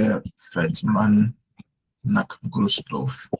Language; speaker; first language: German; non-native, fluent; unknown